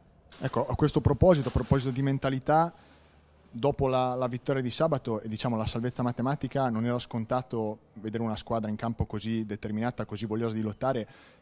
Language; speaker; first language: Italian; native; Italian